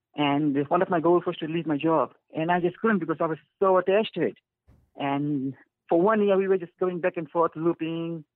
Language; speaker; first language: English; non-native, fluent; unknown